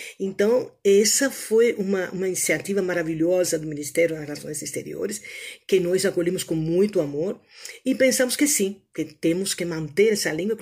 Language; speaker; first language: Portuguese; native; Portuguese